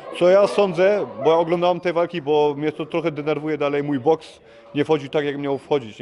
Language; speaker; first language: Polish; early bilingual, heritage; Polish